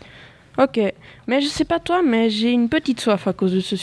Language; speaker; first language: French; native; French